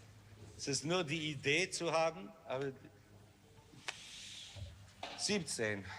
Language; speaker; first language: German; non-native, learner; English